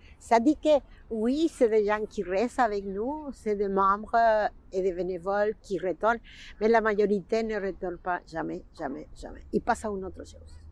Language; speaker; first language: French; non-native, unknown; Spanish